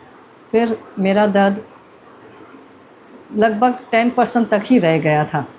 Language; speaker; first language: Hindi; native; Hindi